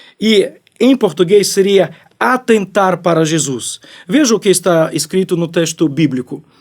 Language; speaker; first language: Portuguese; non-native, fluent; Ukrainian